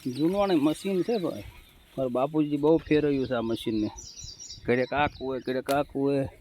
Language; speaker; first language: Gujarati; native; Gujarati